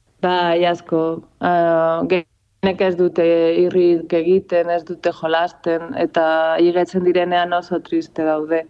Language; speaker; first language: Basque; non-native, local second language; Spanish